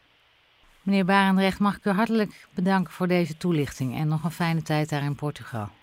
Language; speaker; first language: Dutch; native; Dutch